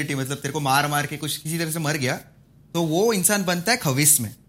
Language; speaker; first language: Hindi; non-native, local second language; Marathi